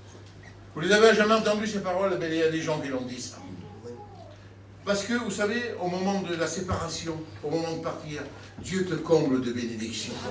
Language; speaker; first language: French; native; French